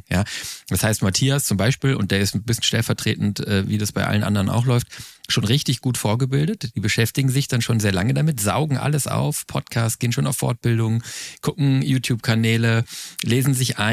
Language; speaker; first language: German; native; German